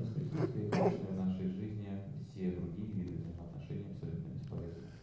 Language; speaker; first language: Russian; native; Russian